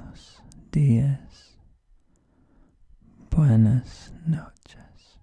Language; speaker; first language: Spanish; non-native, learner; English